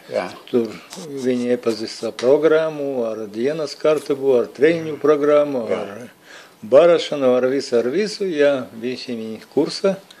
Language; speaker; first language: Latvian; non-native, local second language; Russian